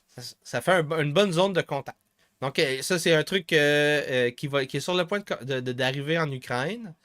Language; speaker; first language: French; native; French